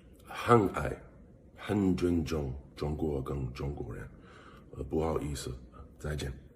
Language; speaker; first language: Chinese; non-native, learner; English